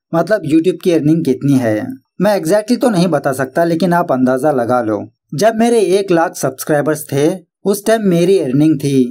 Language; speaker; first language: Hindi; non-native, local second language; Urdu